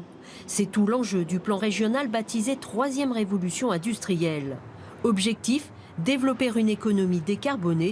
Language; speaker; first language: French; native; French